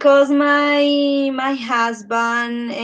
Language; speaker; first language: English; non-native, learner; Spanish